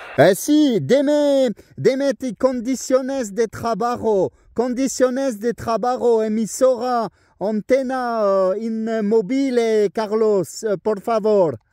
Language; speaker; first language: Spanish; non-native, learner; French